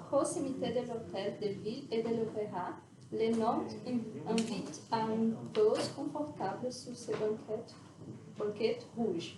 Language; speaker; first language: French; non-native, learner; Portuguese